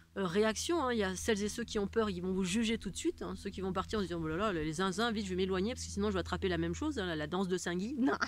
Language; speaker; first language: French; native; French